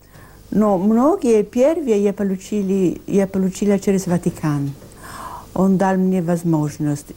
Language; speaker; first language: Russian; non-native, learner; Italian